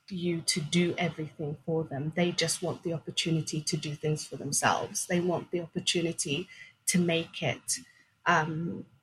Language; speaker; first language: English; non-native, fluent; Swedish